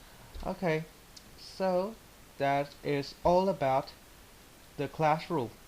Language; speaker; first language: English; non-native, learner; Vietnamese